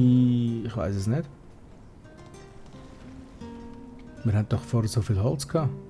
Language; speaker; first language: German; native; German